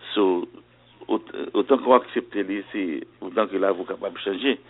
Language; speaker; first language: French; non-native, local second language; Haitian Creole